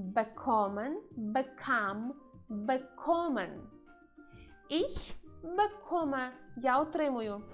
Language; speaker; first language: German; non-native, fluent; Ukrainian